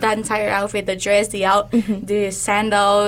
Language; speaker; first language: English; non-native, fluent; Spanish